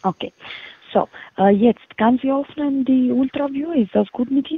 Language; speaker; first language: German; non-native, learner; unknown